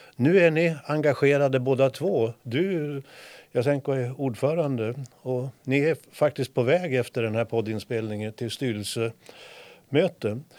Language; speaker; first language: Swedish; native; Swedish